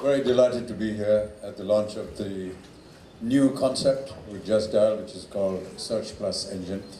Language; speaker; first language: English; non-native, local second language; Hindi